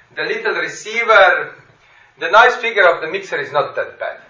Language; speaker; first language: English; non-native, fluent; Slovenian